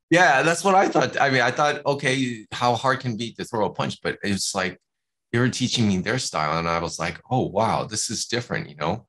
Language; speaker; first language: English; native; English